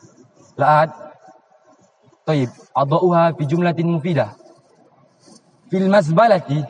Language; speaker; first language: Arabic; non-native, learner; Indonesian